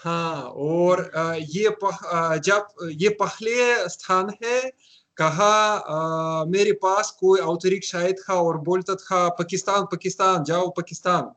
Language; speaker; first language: Hindi; non-native, learner; Russian